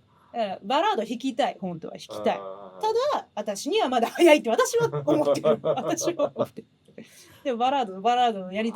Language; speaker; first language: Japanese; native; Japanese